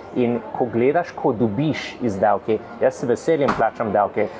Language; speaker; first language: Slovenian; non-native, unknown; English